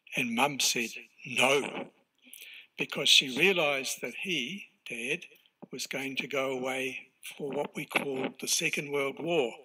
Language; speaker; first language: English; native; English